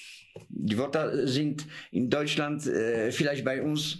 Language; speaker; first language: German; non-native, learner; Polish